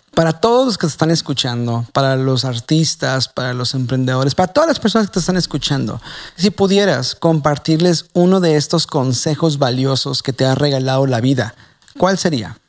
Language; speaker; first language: Spanish; native; Spanish